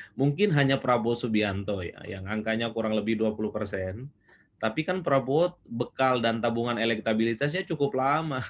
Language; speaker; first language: Indonesian; non-native, local second language; Madurese